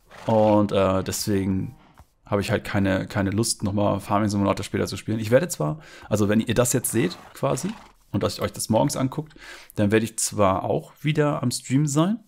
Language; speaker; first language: German; native; German